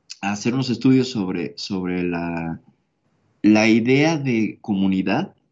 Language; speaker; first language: Spanish; native; Spanish